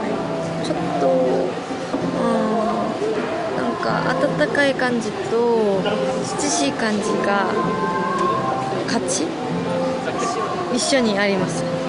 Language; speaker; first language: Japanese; non-native, fluent; Korean